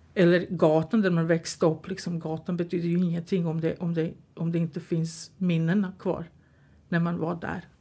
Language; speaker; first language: Swedish; non-native, fluent; Bosnian